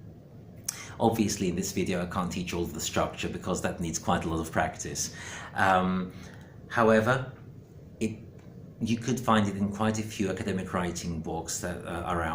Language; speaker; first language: English; non-native, fluent; Greek